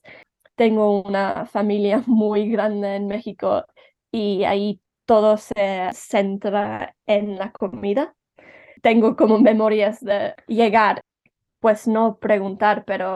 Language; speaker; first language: Spanish; early bilingual, heritage; Spanish